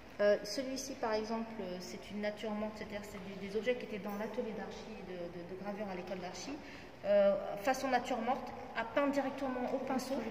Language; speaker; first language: French; non-native, local second language; Arabic